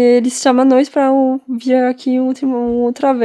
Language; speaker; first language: Portuguese; non-native, fluent; French